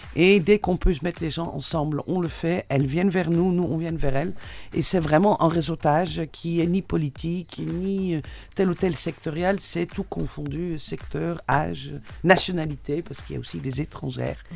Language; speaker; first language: French; non-native, fluent; Dutch